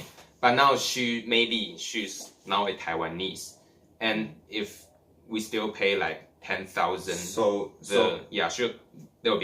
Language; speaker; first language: English; non-native, learner; Chinese